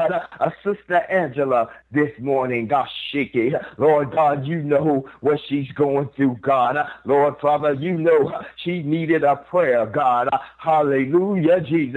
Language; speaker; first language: English; native; English